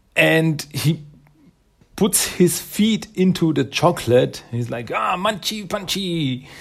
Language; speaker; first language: English; non-native, fluent; German